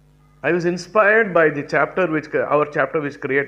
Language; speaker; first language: English; non-native, local second language; Tamil